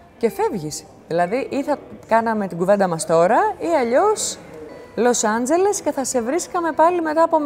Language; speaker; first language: Greek; native; Greek